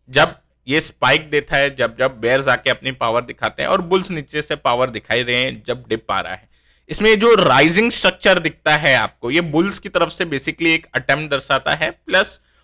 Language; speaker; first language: Hindi; native; Hindi